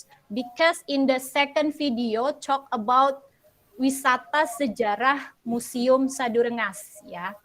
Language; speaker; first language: English; non-native, local second language; Indonesian